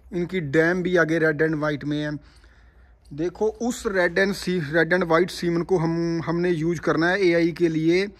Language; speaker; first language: Hindi; non-native, local second language; Punjabi